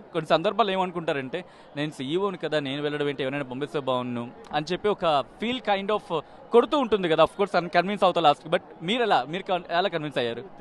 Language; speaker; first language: Telugu; native; Telugu